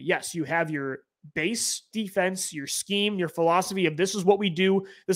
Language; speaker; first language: English; native; English